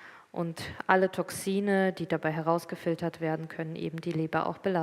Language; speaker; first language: German; native; German